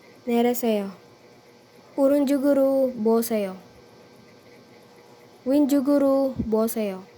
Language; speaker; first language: Korean; non-native, learner; Filipino